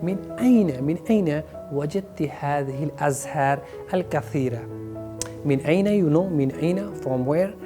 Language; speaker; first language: Arabic; non-native, fluent; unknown